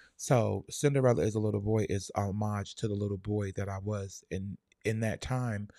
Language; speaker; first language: English; native; English